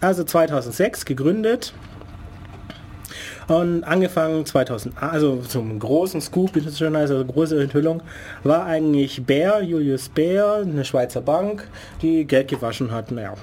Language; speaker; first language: German; native; German